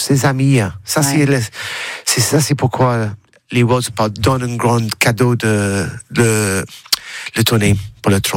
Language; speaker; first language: French; non-native, learner; English